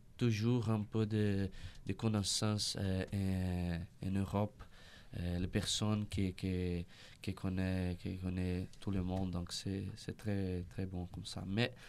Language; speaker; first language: French; non-native, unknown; Portuguese